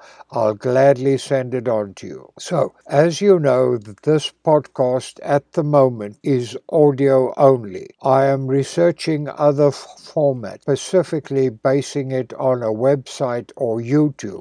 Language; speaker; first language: English; native; English